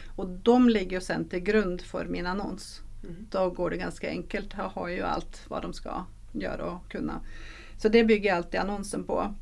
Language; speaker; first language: Swedish; non-native, fluent; Norwegian